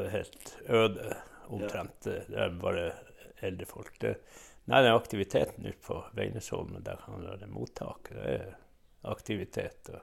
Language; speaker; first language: Norwegian; native; Norwegian